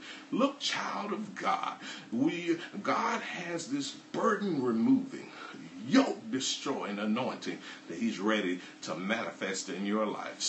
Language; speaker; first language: English; native; English